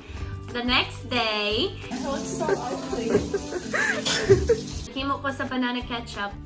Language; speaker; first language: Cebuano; non-native, learner; English